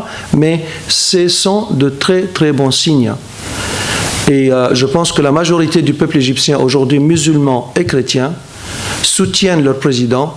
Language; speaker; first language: French; non-native, fluent; Arabic